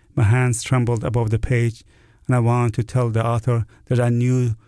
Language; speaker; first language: English; non-native, fluent; Persian